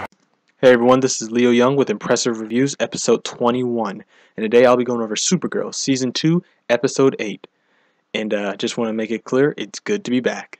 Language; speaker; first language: English; native; English